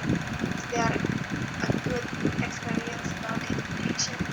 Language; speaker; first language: English; non-native, learner; Indonesian